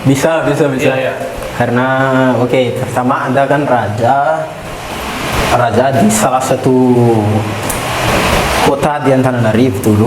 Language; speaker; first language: Indonesian; non-native, fluent; Malagasy